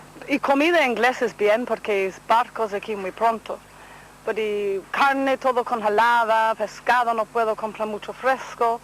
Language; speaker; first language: Spanish; non-native, learner; English